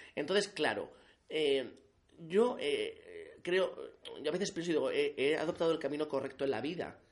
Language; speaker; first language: Spanish; native; Spanish